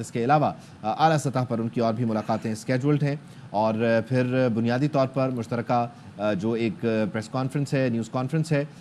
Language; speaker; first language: Urdu; native; Urdu